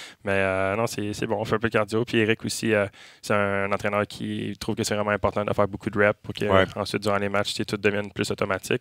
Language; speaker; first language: French; native; French